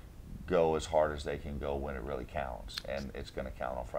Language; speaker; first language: English; native; English